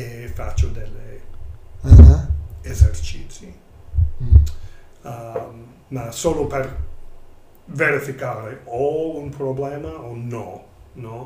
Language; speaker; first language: Italian; non-native, learner; English